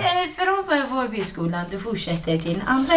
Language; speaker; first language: Swedish; non-native, fluent; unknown